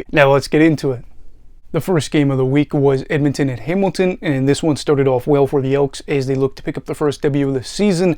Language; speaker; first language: English; native; English